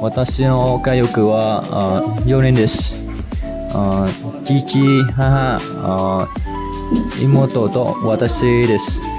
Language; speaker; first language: Japanese; non-native, learner; Vietnamese